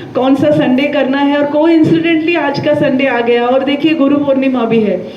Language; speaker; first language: Hindi; non-native, local second language; Marathi